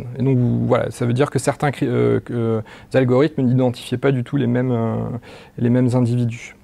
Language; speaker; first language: French; native; French